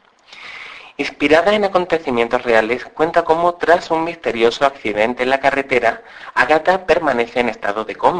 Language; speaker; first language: Spanish; native; Spanish